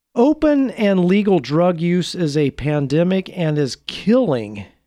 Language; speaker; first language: English; native; English